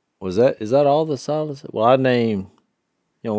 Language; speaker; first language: English; native; English